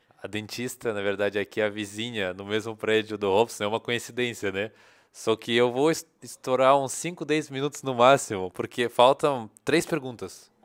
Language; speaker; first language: Portuguese; non-native, fluent; Russian